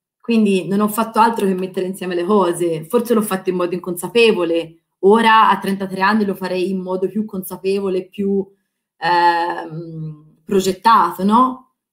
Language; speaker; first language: Italian; native; Italian